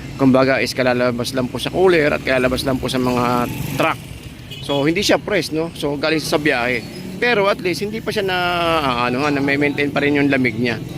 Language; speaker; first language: Filipino; native; Filipino